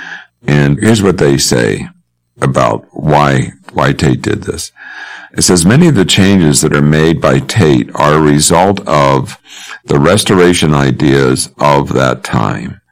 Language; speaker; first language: English; native; English